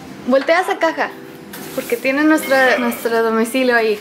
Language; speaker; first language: Spanish; early bilingual, heritage; English